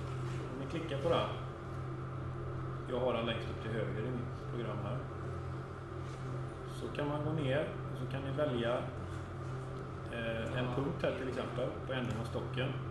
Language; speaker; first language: Swedish; native; Swedish